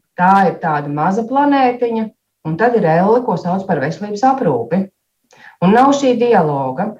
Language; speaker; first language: Latvian; native; Latvian